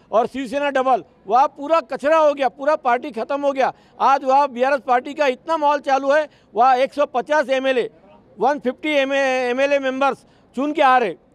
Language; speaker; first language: Hindi; non-native, local second language; Marathi